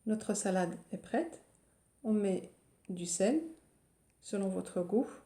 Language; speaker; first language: French; non-native, local second language; Arabic